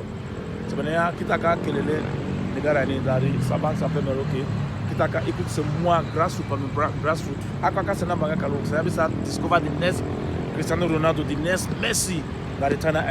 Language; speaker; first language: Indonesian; non-native, fluent; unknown